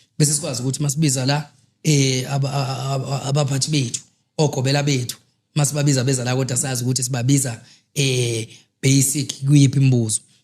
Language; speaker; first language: Zulu; native; Zulu